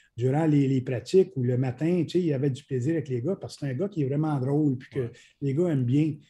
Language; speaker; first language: French; native; French